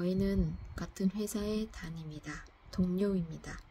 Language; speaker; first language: Korean; non-native, fluent; Vietnamese